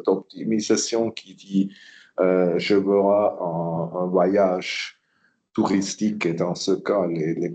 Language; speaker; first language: French; non-native, local second language; German